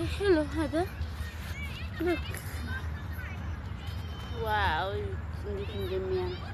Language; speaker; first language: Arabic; non-native, learner; Amharic